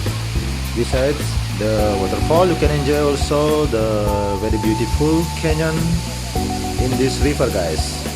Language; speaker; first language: English; non-native, local second language; Indonesian